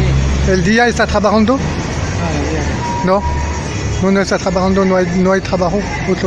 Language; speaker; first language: Spanish; non-native, learner; French